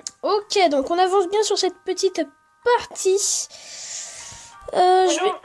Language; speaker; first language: French; native; French